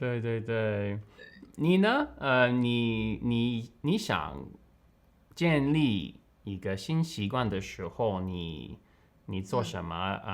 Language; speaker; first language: Chinese; non-native, learner; English